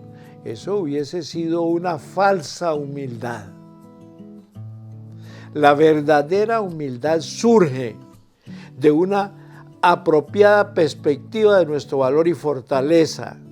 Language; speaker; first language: Spanish; native; Spanish